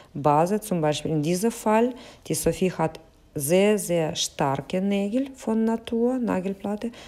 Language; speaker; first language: German; non-native, fluent; Russian